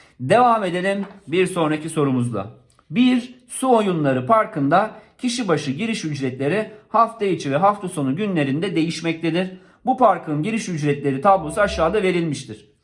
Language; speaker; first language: Turkish; native; Turkish